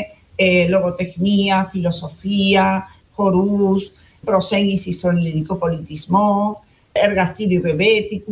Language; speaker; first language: Greek; non-native, fluent; Spanish